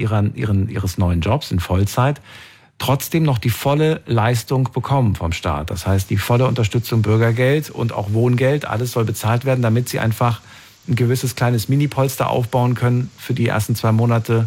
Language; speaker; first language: German; native; German